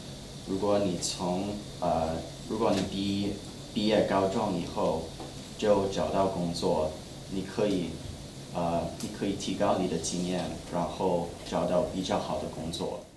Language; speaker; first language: Chinese; non-native, learner; English